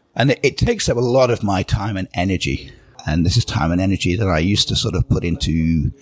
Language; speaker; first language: English; native; English